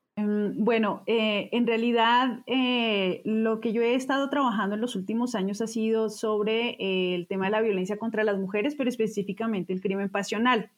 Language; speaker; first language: Spanish; native; Spanish